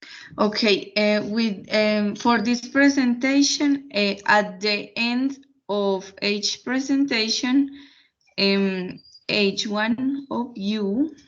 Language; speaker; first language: English; non-native, fluent; Spanish